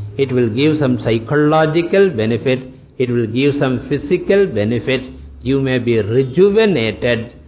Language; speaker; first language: English; non-native, local second language; Tamil